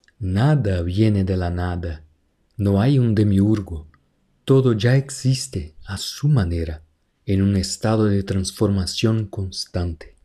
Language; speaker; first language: Spanish; non-native, fluent; Portuguese